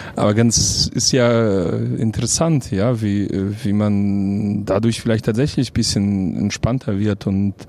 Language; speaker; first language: German; non-native, fluent; Russian